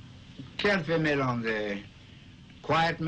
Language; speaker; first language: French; non-native, learner; English